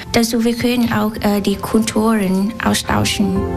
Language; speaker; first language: German; non-native, learner; Vietnamese